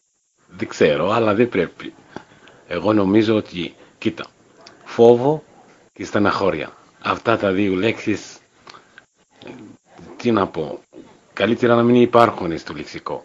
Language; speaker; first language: Greek; non-native, learner; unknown